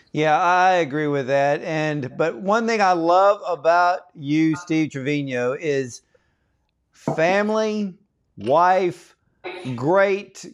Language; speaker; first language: English; native; English